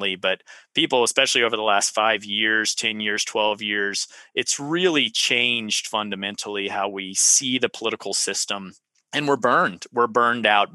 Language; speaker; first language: English; native; English